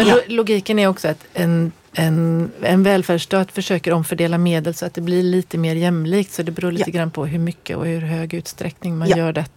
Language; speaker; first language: Swedish; native; Swedish